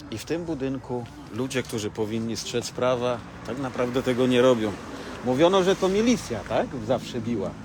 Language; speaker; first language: Polish; native; Polish